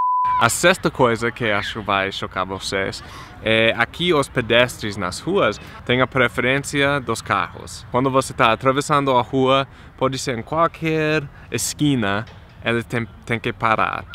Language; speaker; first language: Portuguese; non-native, fluent; English